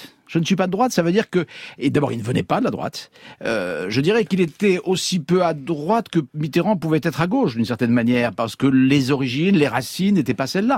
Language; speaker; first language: French; native; French